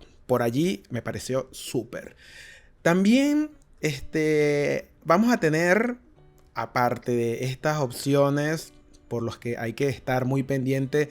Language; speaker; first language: Spanish; native; Spanish